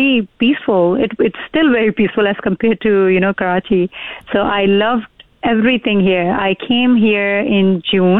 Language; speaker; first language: English; non-native, local second language; Urdu